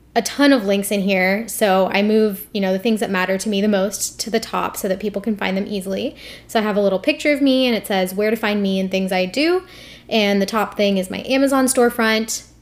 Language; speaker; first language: English; early bilingual, other home language; Hindi